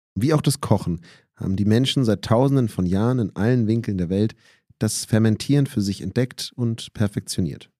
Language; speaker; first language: German; native; German